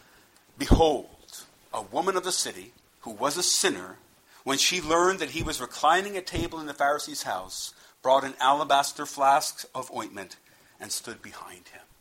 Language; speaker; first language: English; native; English